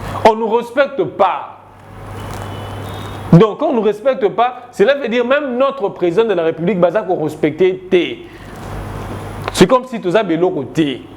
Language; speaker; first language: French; non-native, local second language; Lingala